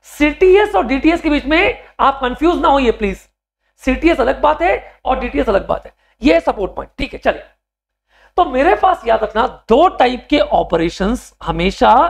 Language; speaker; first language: Hindi; native; Hindi